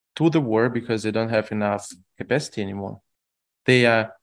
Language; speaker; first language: English; non-native, fluent; Russian